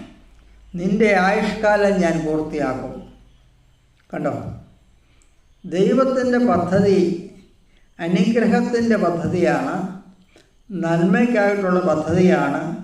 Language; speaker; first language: Malayalam; native; Malayalam